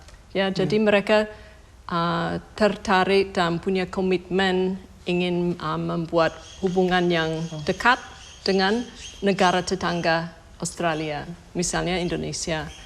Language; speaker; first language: Indonesian; non-native, fluent; English